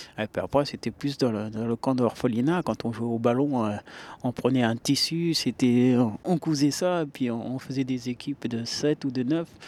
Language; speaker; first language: French; early bilingual, other home language; Amharic